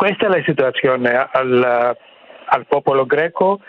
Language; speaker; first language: Italian; non-native, fluent; Greek